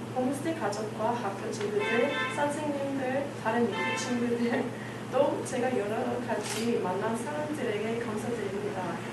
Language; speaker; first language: Korean; non-native, fluent; English